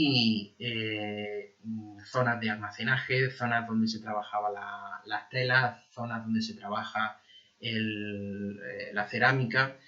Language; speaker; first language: Spanish; native; Spanish